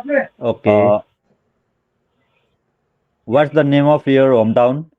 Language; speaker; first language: English; non-native, learner; Nepali